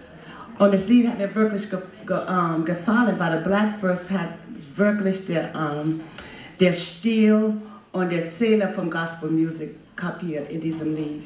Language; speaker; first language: German; non-native, fluent; English